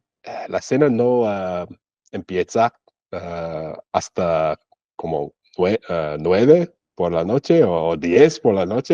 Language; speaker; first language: Spanish; non-native, learner; English